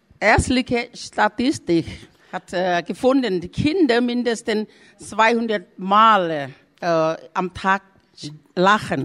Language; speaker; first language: German; non-native, learner; Thai